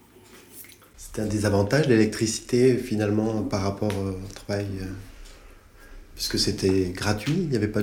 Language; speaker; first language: French; native; French